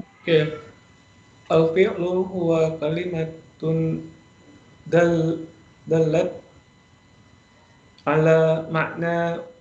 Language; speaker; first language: Arabic; non-native, learner; Indonesian